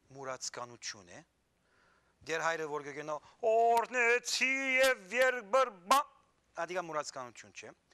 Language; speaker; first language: Armenian; native; Armenian